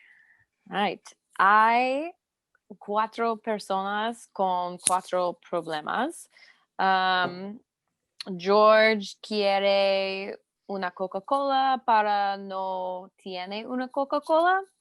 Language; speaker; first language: Spanish; non-native, learner; English